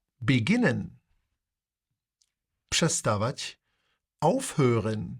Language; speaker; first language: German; non-native, fluent; Polish